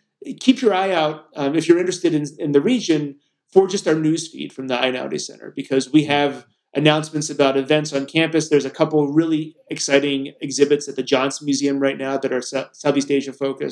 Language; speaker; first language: English; native; English